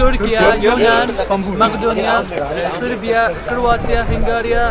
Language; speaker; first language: English; non-native, learner; Arabic